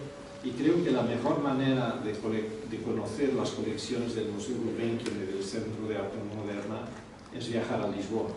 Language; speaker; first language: Spanish; non-native, fluent; Portuguese